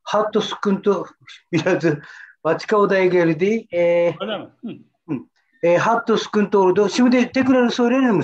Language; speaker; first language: Turkish; non-native, learner; Japanese